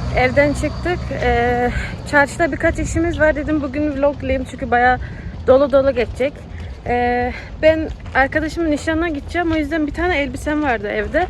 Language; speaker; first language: Turkish; early bilingual, heritage; Turkish